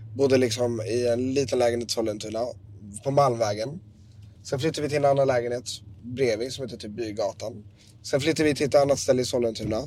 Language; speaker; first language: Swedish; native; Swedish